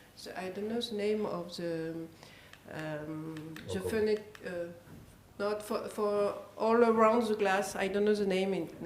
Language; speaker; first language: English; non-native, learner; French